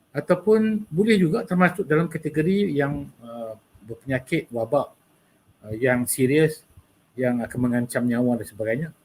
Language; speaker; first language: Malay; native; Malay